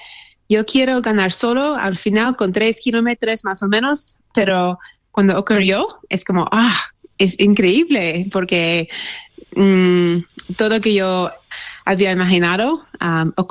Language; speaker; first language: Spanish; non-native, learner; English